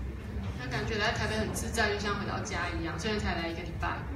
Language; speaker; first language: Chinese; native; Chinese